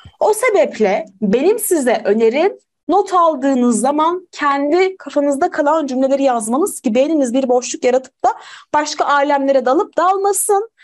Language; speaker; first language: Turkish; native; Turkish